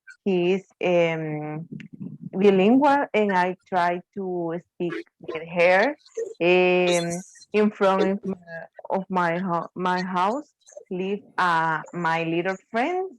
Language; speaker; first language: English; non-native, learner; Spanish